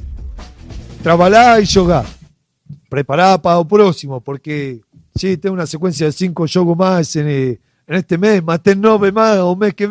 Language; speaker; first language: Portuguese; non-native, local second language; Spanish